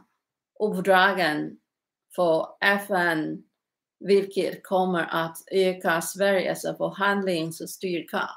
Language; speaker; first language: Swedish; non-native, learner; Chinese